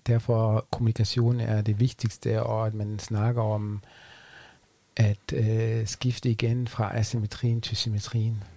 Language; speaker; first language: Danish; non-native, fluent; German